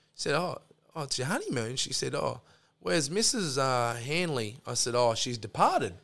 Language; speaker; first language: English; native; English